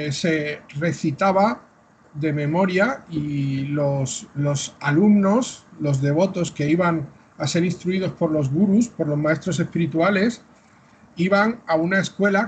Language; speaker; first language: Spanish; native; Spanish